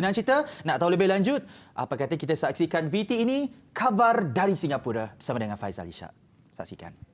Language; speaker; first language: Malay; native; Malay